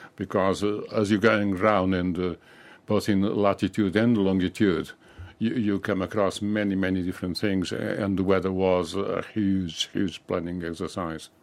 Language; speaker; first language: English; non-native, fluent; Portuguese